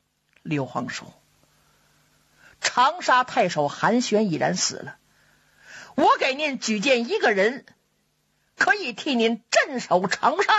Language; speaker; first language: Chinese; native; Chinese